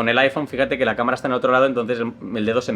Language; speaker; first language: Spanish; native; Spanish